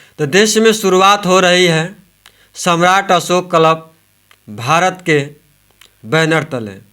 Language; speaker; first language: Hindi; native; Hindi